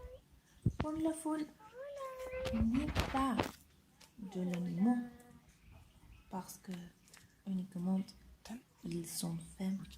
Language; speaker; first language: French; non-native, learner; Spanish